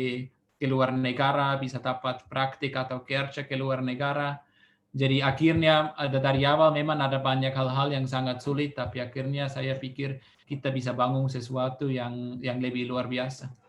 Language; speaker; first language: Indonesian; non-native, fluent; Swiss German